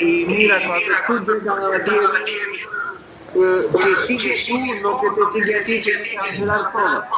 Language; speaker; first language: Spanish; non-native, learner; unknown